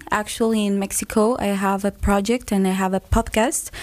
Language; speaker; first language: English; non-native, fluent; Spanish